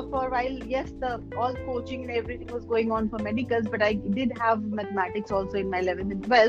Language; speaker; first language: English; non-native, local second language; Hindi